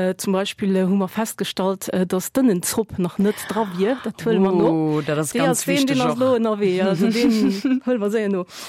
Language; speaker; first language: Luxembourgish; early bilingual, other home language; Portuguese